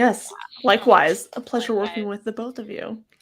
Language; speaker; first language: English; native; English